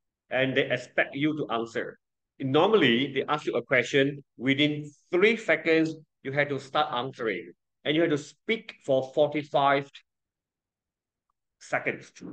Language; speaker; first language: English; non-native, local second language; Chinese